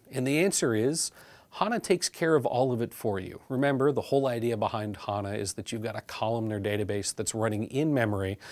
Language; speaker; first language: English; native; English